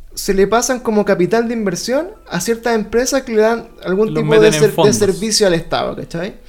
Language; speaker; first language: Spanish; native; Spanish